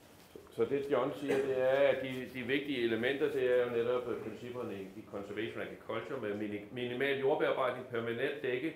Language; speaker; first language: Danish; native; Danish